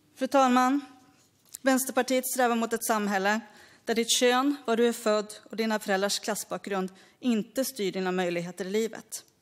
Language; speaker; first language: Swedish; early bilingual, other home language; Greek